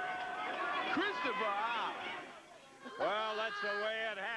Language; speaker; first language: English; native; English